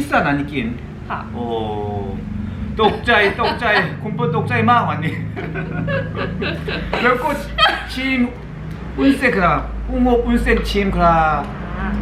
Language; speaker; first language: Thai; non-native, learner; Korean